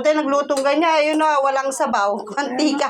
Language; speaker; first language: Filipino; native; Filipino